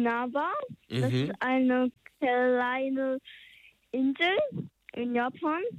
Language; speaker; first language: German; early bilingual, heritage; German